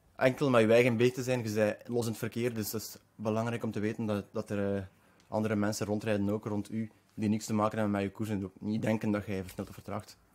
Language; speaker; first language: Dutch; native; Dutch